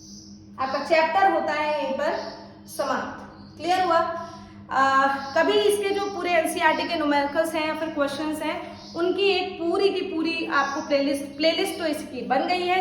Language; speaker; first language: Hindi; native; Hindi